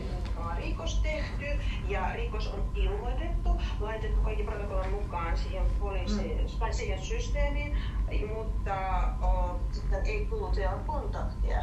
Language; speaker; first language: Finnish; non-native, fluent; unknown